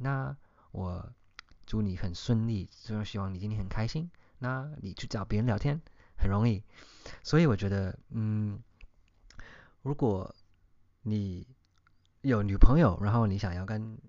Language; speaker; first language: Chinese; early bilingual, heritage; English